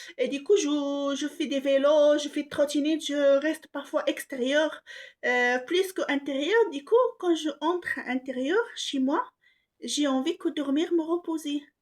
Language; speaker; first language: French; non-native, local second language; Arabic